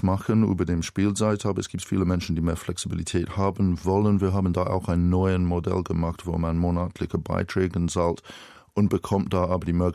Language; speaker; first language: German; non-native, fluent; English